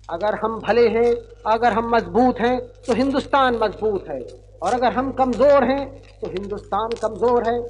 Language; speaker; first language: Hindi; native; Hindi